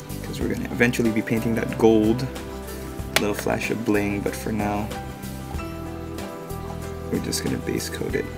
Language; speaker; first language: English; native; English